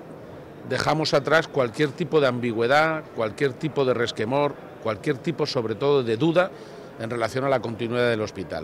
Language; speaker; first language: Spanish; native; Spanish